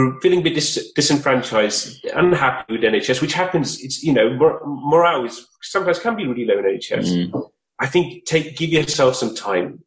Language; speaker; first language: English; native; English